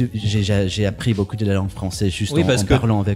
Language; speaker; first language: French; non-native, fluent; English